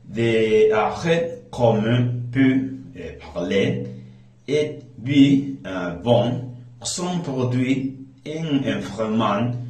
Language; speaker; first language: French; non-native, learner; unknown